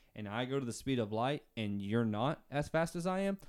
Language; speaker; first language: English; native; English